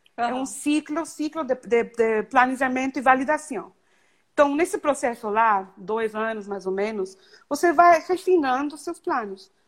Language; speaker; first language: Portuguese; non-native, fluent; English